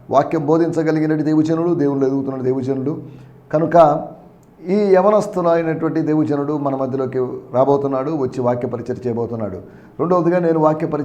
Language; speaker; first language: Telugu; native; Telugu